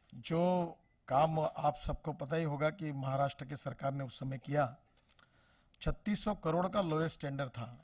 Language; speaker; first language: Hindi; non-native, local second language; Marathi